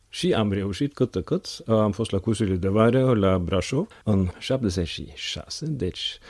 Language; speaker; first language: Romanian; non-native, fluent; Norwegian